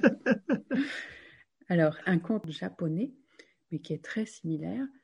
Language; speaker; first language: French; native; French